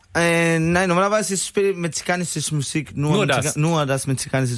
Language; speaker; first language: German; non-native, learner; Spanish